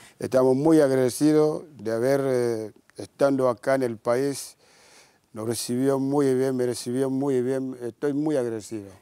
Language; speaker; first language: Spanish; non-native, learner; Wolof